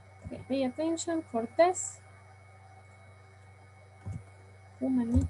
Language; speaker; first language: English; non-native, learner; Spanish